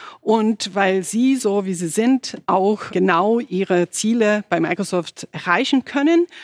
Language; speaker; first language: German; non-native, fluent; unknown